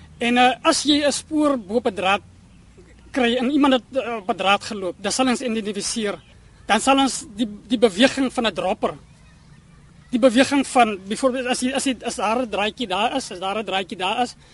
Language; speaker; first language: Afrikaans; native; Afrikaans